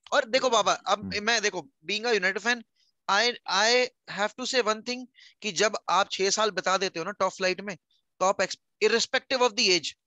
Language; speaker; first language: Hindi; native; Hindi